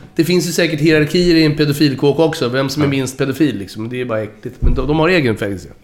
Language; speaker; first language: Swedish; native; Swedish